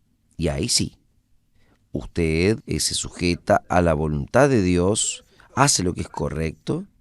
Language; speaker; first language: Spanish; non-native, fluent; Portuguese